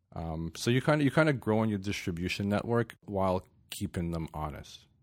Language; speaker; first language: English; non-native, fluent; Ukrainian